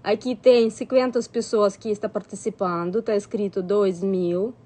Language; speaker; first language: Portuguese; non-native, learner; Russian